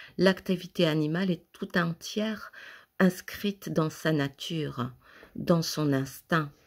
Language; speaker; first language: French; native; French